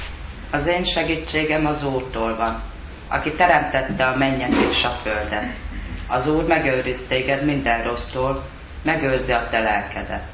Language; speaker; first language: Hungarian; native; Hungarian